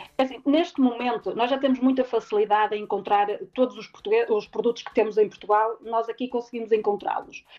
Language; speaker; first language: Portuguese; native; Portuguese